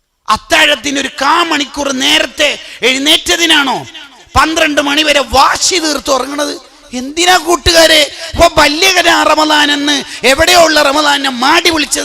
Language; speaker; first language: Malayalam; native; Malayalam